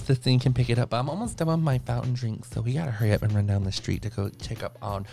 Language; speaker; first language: English; native; English